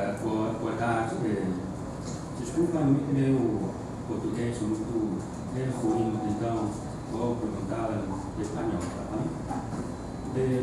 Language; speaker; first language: Portuguese; non-native, learner; Chinese